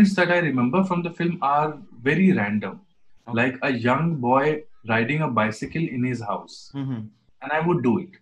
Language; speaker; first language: English; non-native, local second language; Hindi